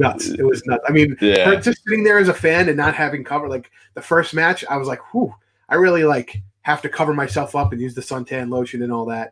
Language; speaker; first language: English; native; English